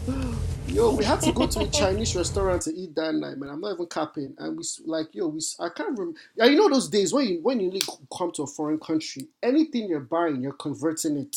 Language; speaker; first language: English; non-native, local second language; Yoruba